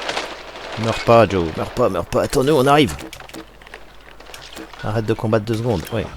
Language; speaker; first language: French; native; French